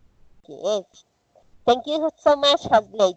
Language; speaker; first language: English; non-native, learner; Spanish